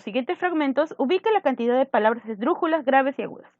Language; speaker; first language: Spanish; native; Spanish